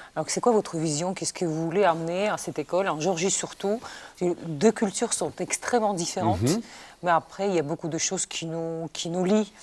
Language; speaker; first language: French; non-native, fluent; Georgian